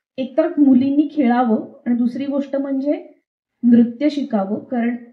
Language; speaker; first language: Marathi; native; Marathi